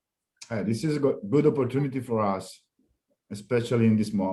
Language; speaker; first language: English; non-native, learner; Italian